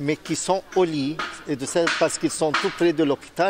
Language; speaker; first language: French; non-native, fluent; Arabic